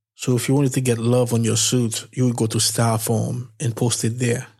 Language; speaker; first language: English; non-native, fluent; Haitian Creole